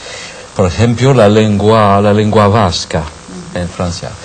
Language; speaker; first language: Spanish; non-native, fluent; French